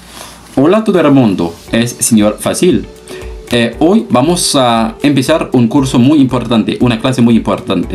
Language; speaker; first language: Spanish; non-native, fluent; French